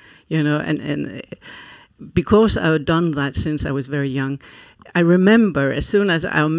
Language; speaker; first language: English; non-native, fluent; Faroese